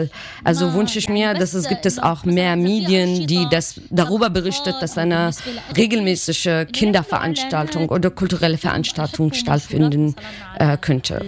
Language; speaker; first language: German; non-native, learner; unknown